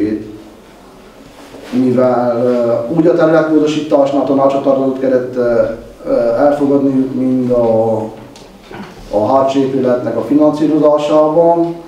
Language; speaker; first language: Hungarian; native; Hungarian